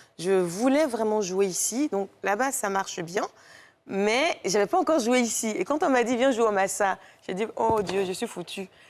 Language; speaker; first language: French; native; French